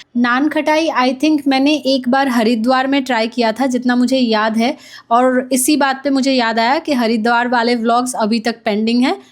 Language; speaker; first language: Hindi; non-native, local second language; Bangla